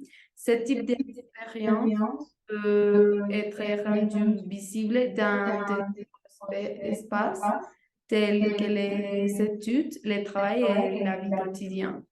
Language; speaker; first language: French; non-native, learner; Spanish